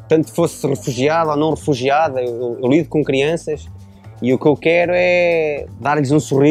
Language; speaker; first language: Portuguese; native; Portuguese